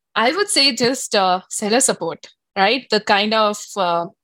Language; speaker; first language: English; non-native, local second language; Hindi